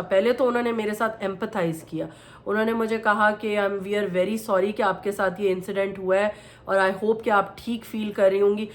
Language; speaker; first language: Urdu; native; Urdu